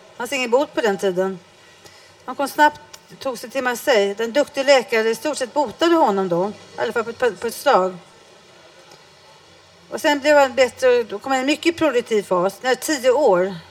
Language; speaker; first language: Swedish; native; Swedish